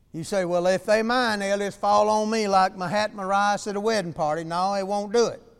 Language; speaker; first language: English; native; English